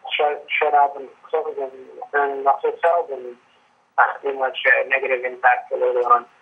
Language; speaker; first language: English; non-native, local second language; French